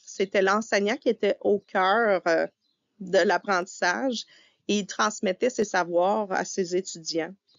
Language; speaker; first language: French; native; French